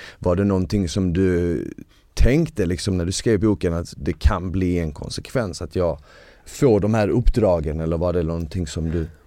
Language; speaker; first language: Swedish; early bilingual, other home language; Bosnian